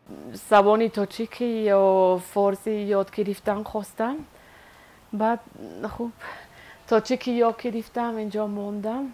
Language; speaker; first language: Persian; non-native, fluent; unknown